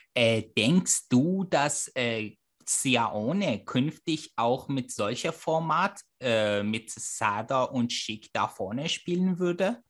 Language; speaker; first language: German; non-native, fluent; Persian